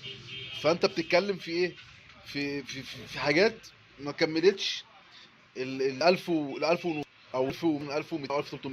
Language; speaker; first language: Arabic; native; Arabic